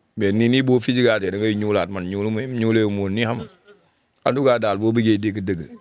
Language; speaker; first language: Wolof; non-native, local second language; Fula